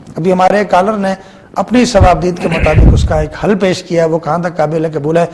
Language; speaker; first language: Urdu; native; Urdu